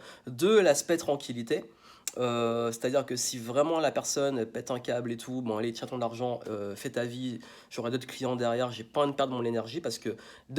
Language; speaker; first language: French; native; French